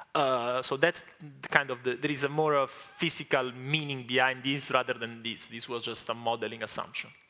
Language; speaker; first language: English; non-native, fluent; Italian